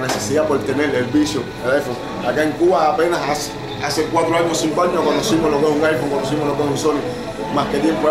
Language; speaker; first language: Spanish; native; Spanish